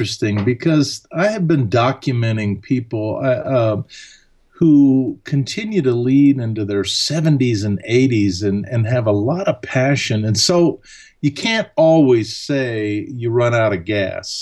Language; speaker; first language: English; early bilingual, other home language; German